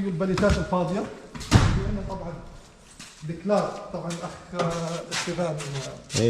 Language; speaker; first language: Arabic; native; Arabic